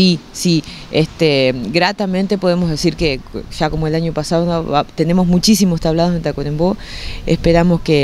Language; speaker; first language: Spanish; native; Spanish